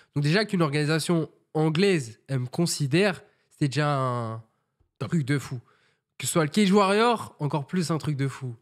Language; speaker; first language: French; native; French